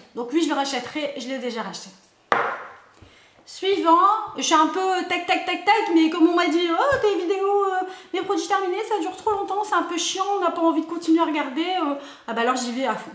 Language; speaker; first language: French; native; French